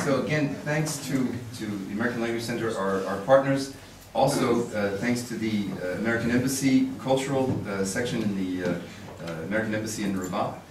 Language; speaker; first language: English; native; English